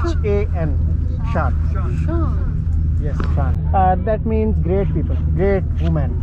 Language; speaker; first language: English; non-native, learner; Urdu